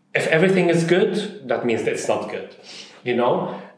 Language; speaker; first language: English; non-native, fluent; Arabic